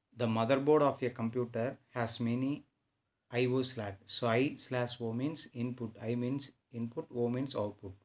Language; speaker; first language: English; non-native, local second language; Tamil